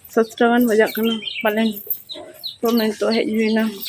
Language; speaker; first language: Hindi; non-native, local second language; Santali